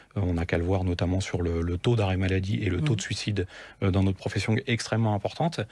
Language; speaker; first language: French; native; French